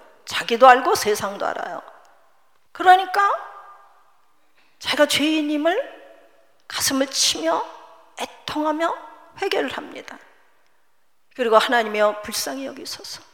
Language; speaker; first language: Korean; native; Korean